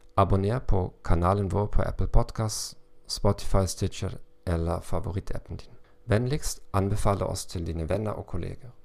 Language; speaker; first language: Norwegian; non-native, learner; German